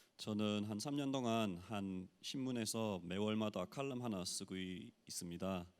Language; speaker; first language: Korean; non-native, fluent; English